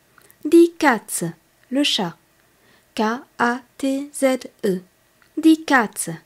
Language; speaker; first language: German; non-native, fluent; French